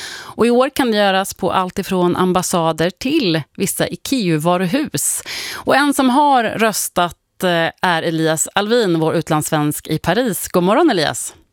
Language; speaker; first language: Swedish; native; Swedish